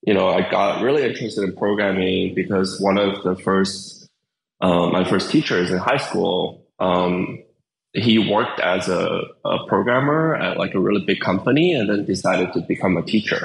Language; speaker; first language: English; native; English